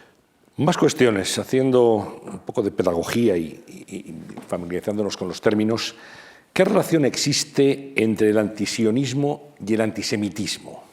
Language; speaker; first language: Spanish; native; Spanish